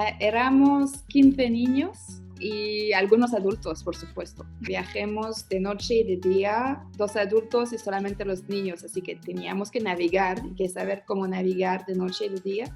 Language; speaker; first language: Spanish; non-native, fluent; French